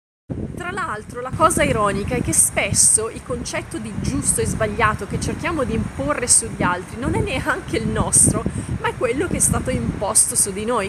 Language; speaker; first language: Italian; native; Italian